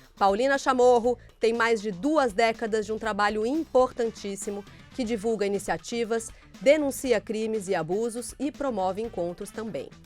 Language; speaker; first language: Portuguese; native; Portuguese